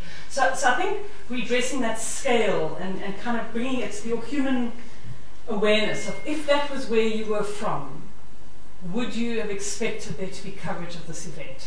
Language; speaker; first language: English; native; English